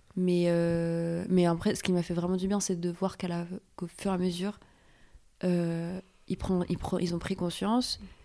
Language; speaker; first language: French; native; French